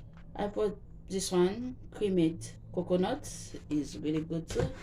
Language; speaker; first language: English; non-native, learner; Haitian Creole